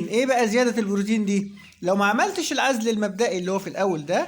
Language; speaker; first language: Arabic; native; Arabic